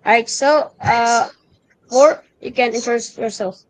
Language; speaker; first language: English; non-native, learner; Indonesian